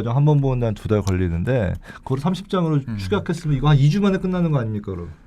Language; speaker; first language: Korean; native; Korean